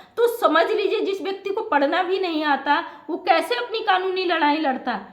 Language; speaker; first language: Hindi; native; Hindi